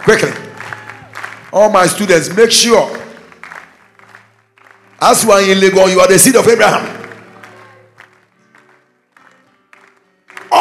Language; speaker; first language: English; non-native, local second language; Akan